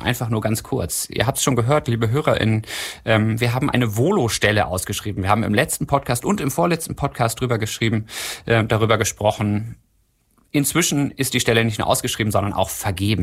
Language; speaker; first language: German; native; German